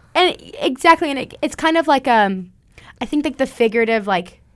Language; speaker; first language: English; native; English